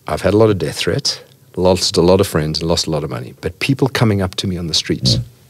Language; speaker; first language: English; native; English